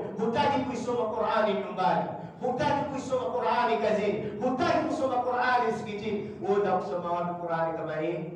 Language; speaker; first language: Swahili; native; Swahili